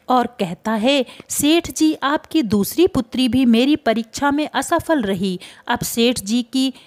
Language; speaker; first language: Hindi; native; Hindi